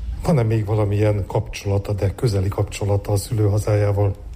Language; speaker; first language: Hungarian; native; Hungarian